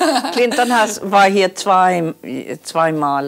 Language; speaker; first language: German; non-native, learner; Polish